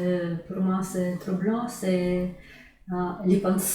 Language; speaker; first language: French; non-native, learner; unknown